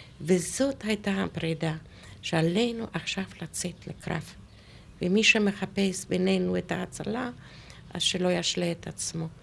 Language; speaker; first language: Hebrew; non-native, fluent; Polish